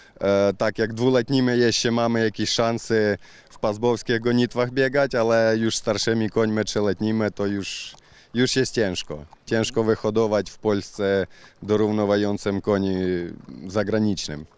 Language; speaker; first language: Polish; non-native, learner; Ukrainian